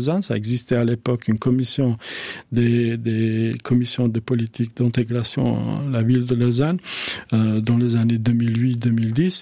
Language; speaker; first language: French; non-native, fluent; Albanian